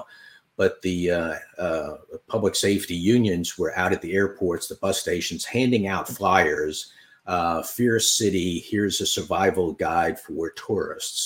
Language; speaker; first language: English; native; English